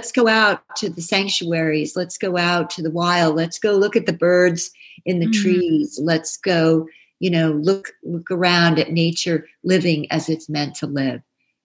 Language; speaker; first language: English; native; English